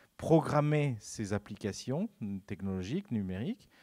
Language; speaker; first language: French; non-native, fluent; Spanish